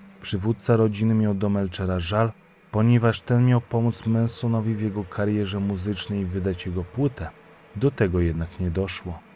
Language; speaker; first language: Polish; native; Polish